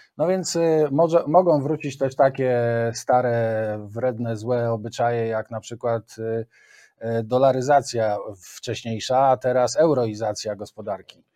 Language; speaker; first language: Polish; native; Polish